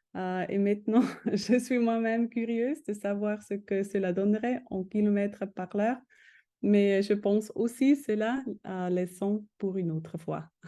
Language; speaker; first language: French; non-native, fluent; German